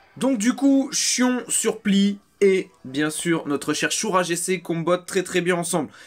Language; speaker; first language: French; native; French